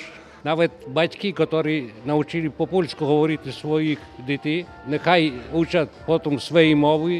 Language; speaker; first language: Polish; non-native, local second language; Ukrainian